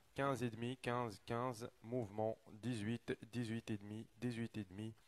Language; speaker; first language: French; non-native, local second language; Arabic